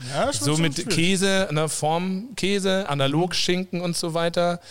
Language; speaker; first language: German; native; German